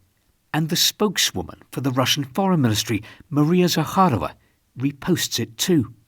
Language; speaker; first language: English; native; English